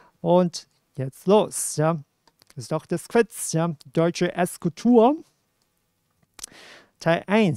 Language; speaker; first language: German; non-native, fluent; Cantonese